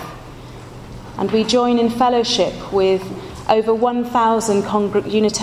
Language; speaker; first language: English; native; English